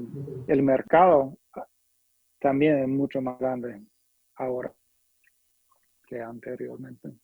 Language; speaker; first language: Spanish; non-native, fluent; English